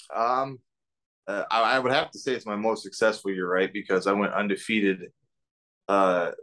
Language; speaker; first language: English; native; English